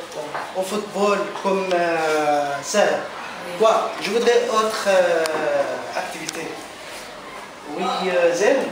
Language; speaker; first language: French; non-native, fluent; Arabic